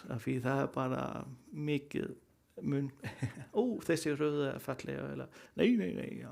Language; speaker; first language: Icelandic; non-native, learner; Danish